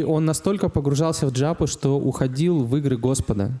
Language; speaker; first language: Russian; native; Russian